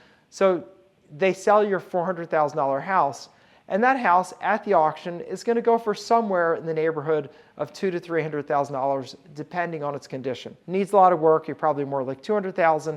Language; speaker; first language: English; native; English